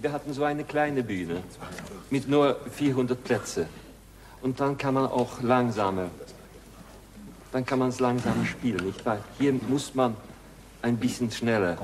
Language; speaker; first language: German; non-native, fluent; Swedish